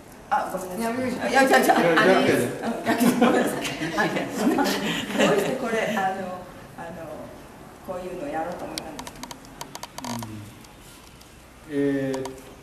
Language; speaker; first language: Japanese; native; Japanese